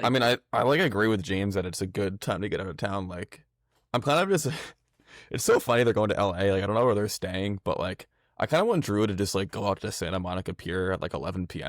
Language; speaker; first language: English; native; English